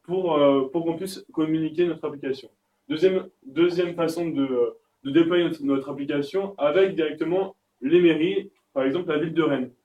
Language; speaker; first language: French; native; French